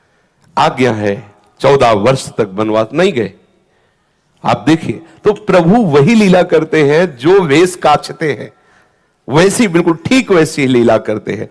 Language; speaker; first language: Hindi; native; Hindi